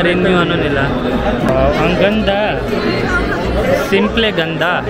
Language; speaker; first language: Filipino; non-native, learner; Hindi